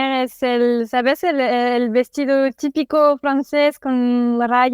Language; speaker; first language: Spanish; non-native, fluent; French